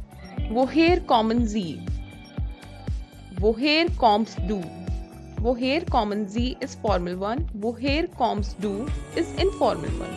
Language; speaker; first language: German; non-native, fluent; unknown